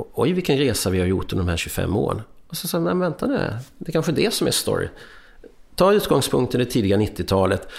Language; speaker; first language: Swedish; early bilingual, other home language; Hungarian